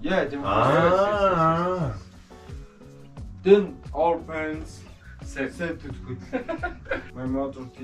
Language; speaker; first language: English; non-native, learner; Mongolian